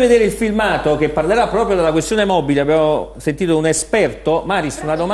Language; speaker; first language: Italian; native; Italian